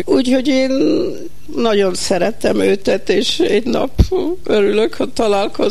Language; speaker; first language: Hungarian; early bilingual, heritage; Hungarian